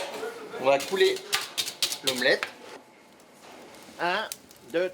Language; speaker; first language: French; native; French